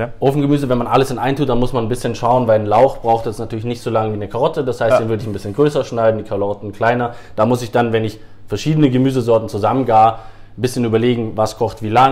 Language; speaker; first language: German; native; German